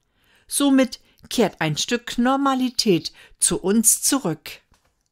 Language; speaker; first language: German; native; German